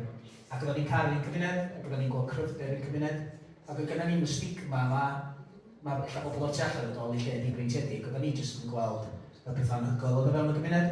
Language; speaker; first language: Welsh; native; Welsh